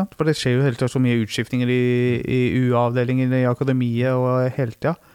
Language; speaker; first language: Norwegian; early bilingual, other home language; Persian